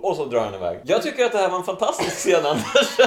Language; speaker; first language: Swedish; native; Swedish